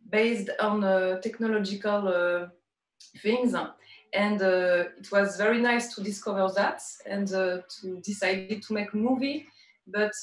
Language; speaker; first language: English; non-native, learner; French